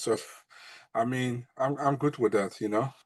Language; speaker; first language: English; non-native, fluent; Dutch